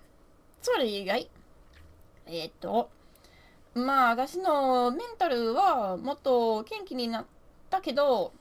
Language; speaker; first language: Japanese; non-native, learner; English